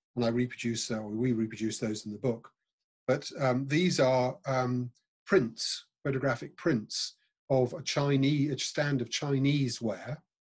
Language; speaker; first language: English; native; English